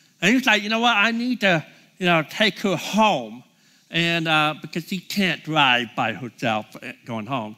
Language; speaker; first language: English; native; English